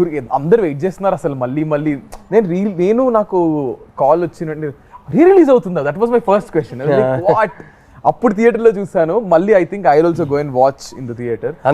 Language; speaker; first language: Telugu; native; Telugu